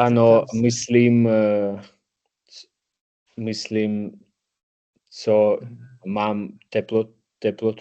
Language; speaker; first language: Czech; non-native, learner; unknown